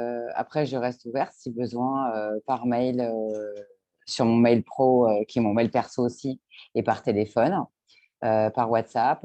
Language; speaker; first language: French; native; French